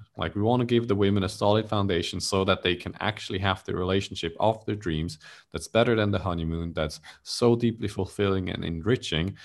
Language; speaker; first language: English; non-native, fluent; German